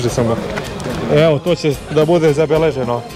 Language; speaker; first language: Croatian; native; Croatian